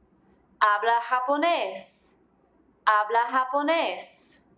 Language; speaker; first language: Spanish; non-native, fluent; English